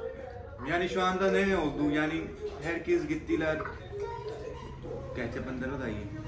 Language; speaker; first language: Turkish; non-native, learner; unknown